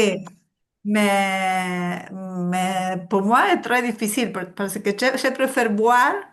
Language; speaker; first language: French; non-native, learner; Spanish